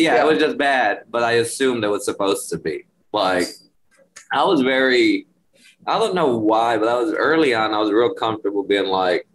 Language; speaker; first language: English; early bilingual, other home language; Spanish